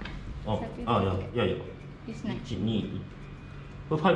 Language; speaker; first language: Japanese; native; Japanese